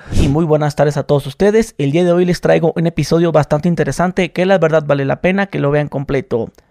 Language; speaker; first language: Spanish; native; Spanish